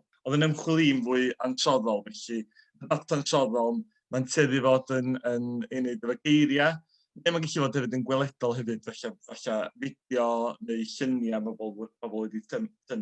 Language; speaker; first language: Welsh; native; Welsh